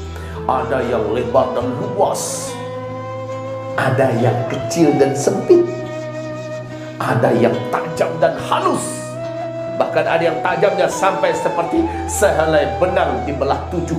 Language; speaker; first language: Indonesian; native; Indonesian